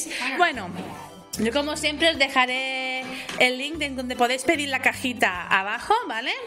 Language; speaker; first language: Spanish; native; Spanish